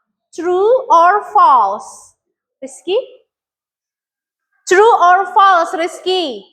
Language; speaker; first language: English; non-native, learner; Indonesian